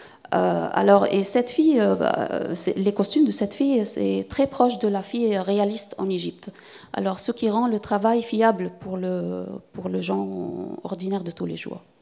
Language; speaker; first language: French; non-native, fluent; Arabic